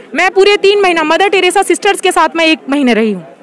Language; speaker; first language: Hindi; native; Hindi